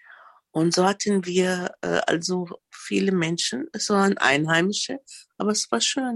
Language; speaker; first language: German; non-native, fluent; Arabic